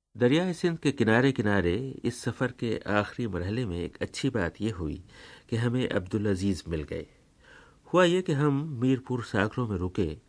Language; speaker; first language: Urdu; native; Urdu